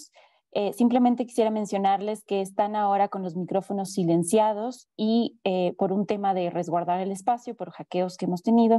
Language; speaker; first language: Spanish; native; Spanish